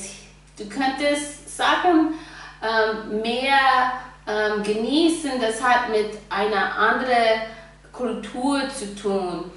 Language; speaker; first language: German; non-native, fluent; English